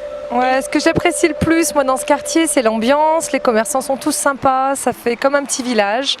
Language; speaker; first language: French; native; French